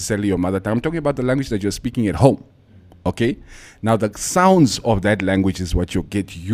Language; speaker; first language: English; non-native, local second language; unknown